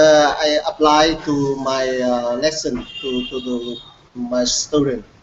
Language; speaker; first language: English; non-native, learner; Vietnamese